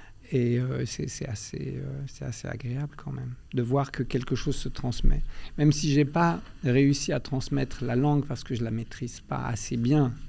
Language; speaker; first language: French; early bilingual, other home language; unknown